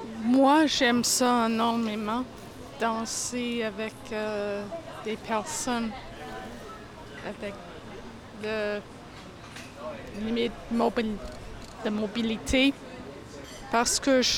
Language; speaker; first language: French; non-native, local second language; English